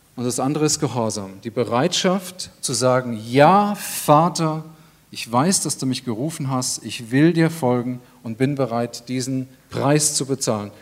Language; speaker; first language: German; native; German